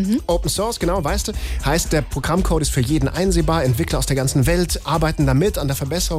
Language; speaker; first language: German; native; German